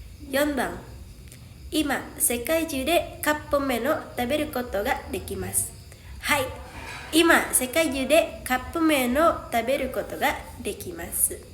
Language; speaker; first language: Japanese; non-native, learner; Indonesian